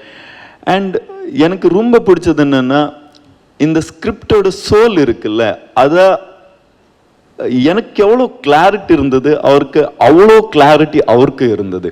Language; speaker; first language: Tamil; non-native, learner; Kannada